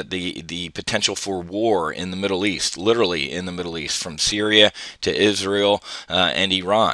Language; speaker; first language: English; native; English